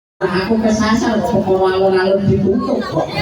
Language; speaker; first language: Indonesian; non-native, local second language; Javanese